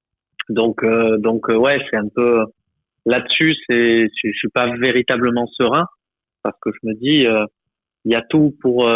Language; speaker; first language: French; native; French